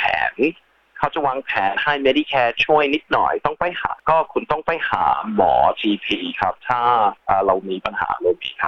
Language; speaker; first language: Thai; early bilingual, heritage; Thai